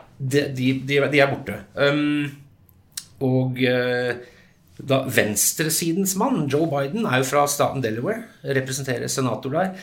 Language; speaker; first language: Norwegian; early bilingual, other home language; English